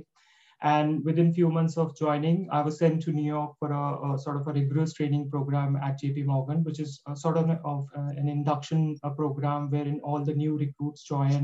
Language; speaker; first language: English; non-native, local second language; Hindi